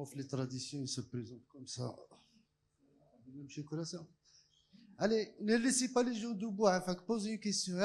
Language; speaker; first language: French; non-native, local second language; Arabic